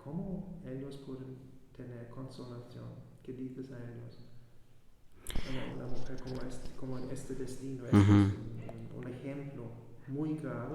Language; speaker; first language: Spanish; non-native, fluent; German